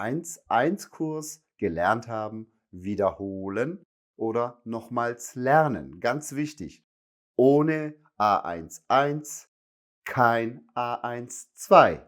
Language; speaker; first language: German; non-native, fluent; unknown